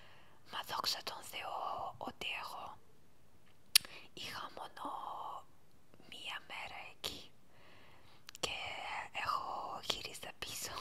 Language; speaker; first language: Greek; non-native, learner; Ukrainian